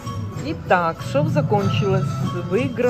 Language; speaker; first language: Russian; native; Russian